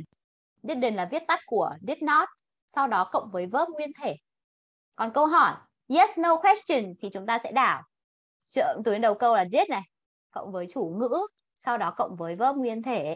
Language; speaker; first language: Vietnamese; native; Vietnamese